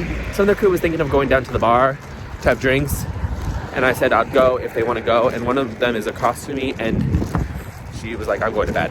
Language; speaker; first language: English; native; English